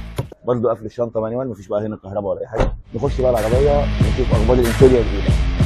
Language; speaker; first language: Arabic; native; Arabic